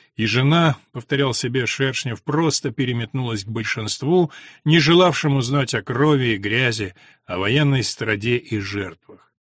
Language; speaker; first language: Russian; native; Russian